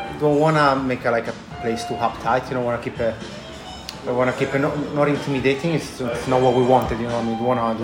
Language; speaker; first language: English; non-native, fluent; Italian